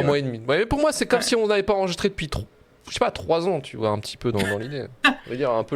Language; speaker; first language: French; native; French